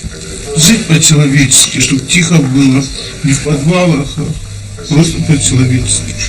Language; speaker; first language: Russian; native; Russian